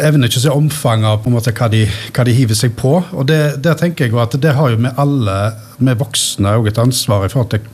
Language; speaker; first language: Norwegian; native; Norwegian